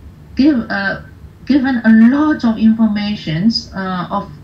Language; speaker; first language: English; non-native, local second language; Cantonese